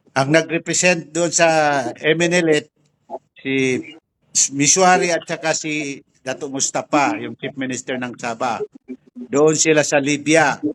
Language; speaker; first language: Filipino; non-native, local second language; Tausug